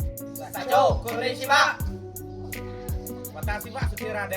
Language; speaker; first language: Japanese; non-native, learner; Khmer